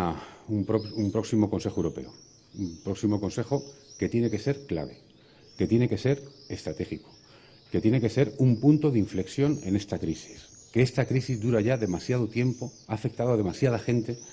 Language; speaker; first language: Spanish; native; Spanish